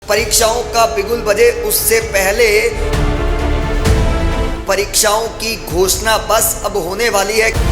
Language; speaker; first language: Hindi; native; Hindi